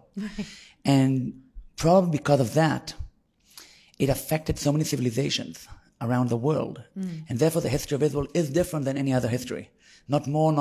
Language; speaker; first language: English; non-native, fluent; Hebrew